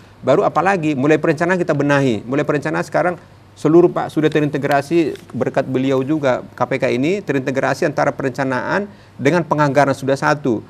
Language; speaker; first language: Indonesian; native; Indonesian